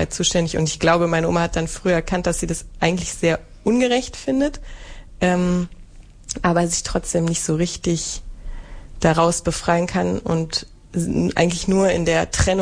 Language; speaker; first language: German; native; German